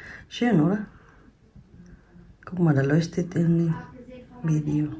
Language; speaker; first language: German; non-native, learner; Filipino